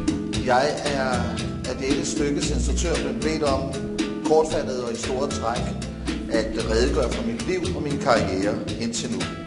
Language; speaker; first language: Danish; native; Danish